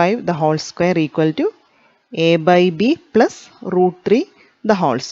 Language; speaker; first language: English; non-native, local second language; Malayalam